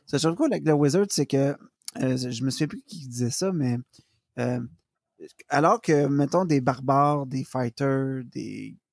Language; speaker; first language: French; native; French